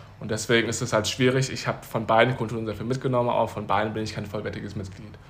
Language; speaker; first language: German; early bilingual, other home language; Chinese